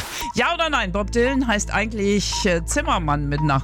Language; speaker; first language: German; native; German